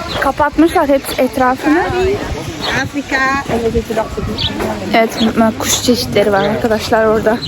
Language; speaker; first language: Turkish; early bilingual, heritage; Turkish